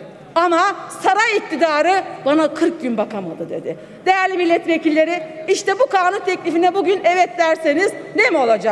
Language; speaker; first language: Turkish; native; Turkish